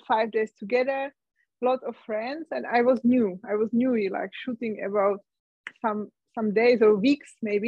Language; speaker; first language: English; non-native, learner; Czech